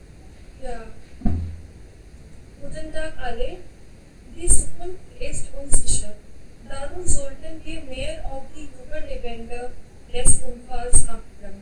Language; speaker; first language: German; non-native, learner; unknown